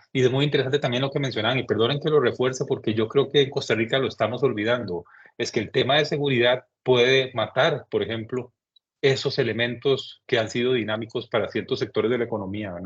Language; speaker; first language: Spanish; native; Spanish